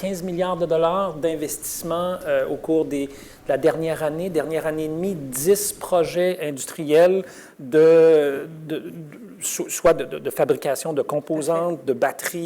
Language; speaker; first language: French; native; French